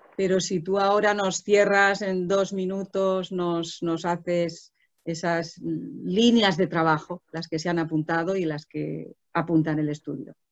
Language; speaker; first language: Spanish; non-native, local second language; Catalan